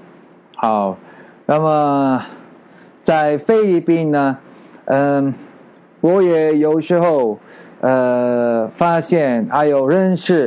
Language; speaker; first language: Chinese; non-native, learner; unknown